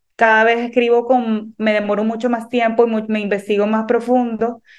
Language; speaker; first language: Spanish; native; Spanish